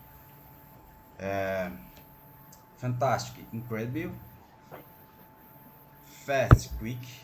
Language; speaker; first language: English; non-native, learner; Portuguese